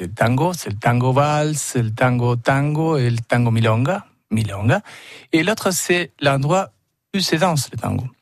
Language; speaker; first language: French; non-native, learner; Spanish